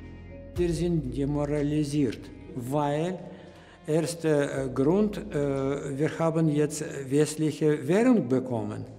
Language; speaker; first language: German; non-native, learner; Russian